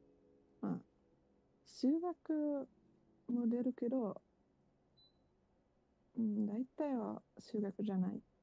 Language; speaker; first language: Japanese; non-native, learner; German